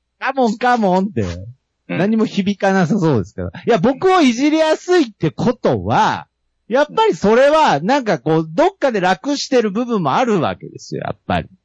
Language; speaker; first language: Japanese; native; Japanese